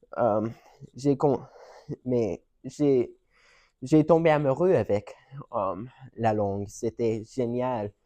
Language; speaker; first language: French; non-native, learner; English